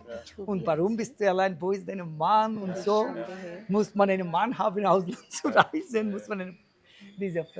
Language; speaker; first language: German; non-native, learner; Bangla